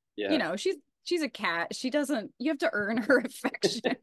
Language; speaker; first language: English; native; English